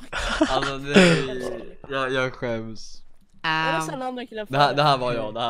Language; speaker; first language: Swedish; native; Swedish